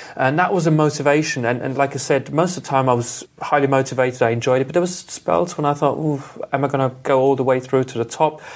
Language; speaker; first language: English; non-native, fluent; German